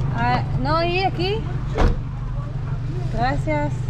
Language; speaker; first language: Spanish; non-native, learner; Hebrew